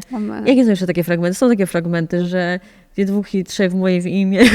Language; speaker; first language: Polish; native; Polish